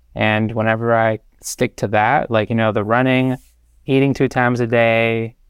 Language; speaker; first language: English; native; English